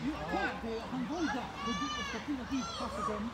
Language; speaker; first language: Swedish; non-native, local second language; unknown